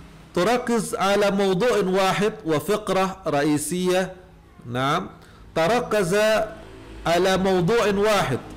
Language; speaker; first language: Arabic; non-native, fluent; Indonesian